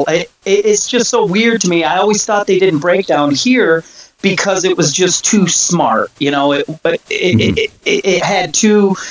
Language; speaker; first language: English; native; English